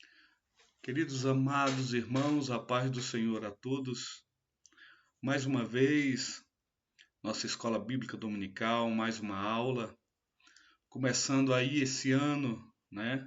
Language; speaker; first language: Portuguese; native; Portuguese